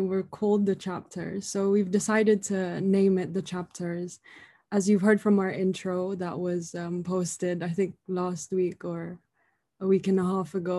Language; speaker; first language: English; non-native, local second language; Hiligaynon